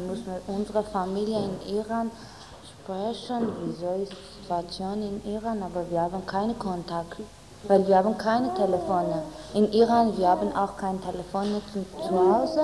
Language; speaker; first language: German; non-native, learner; Persian